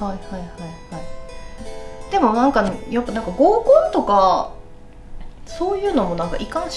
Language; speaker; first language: Japanese; native; Japanese